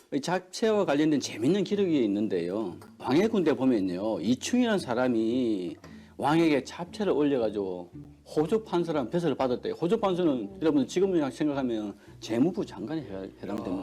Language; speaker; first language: Korean; native; Korean